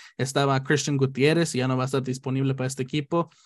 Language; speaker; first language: Spanish; native; Spanish